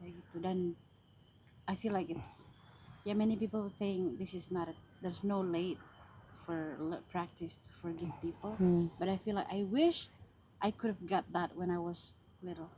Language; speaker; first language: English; non-native, fluent; Indonesian